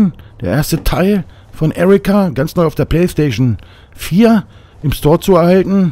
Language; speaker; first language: German; native; German